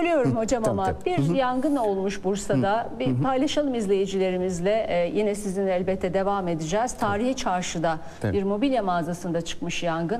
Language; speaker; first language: Turkish; native; Turkish